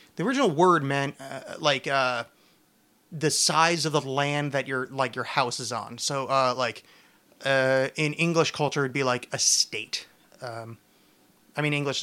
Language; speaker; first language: English; native; English